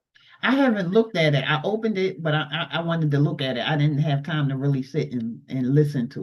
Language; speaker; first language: English; native; English